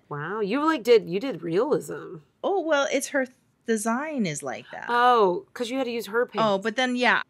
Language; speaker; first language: English; native; English